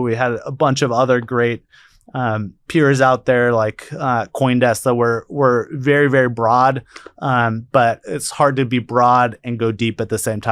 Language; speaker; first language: English; native; English